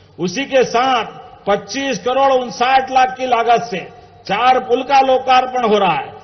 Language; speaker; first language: Hindi; native; Hindi